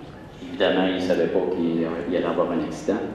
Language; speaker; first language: French; native; French